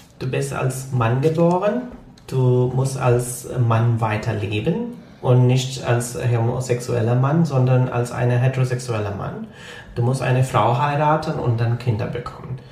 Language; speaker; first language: German; non-native, fluent; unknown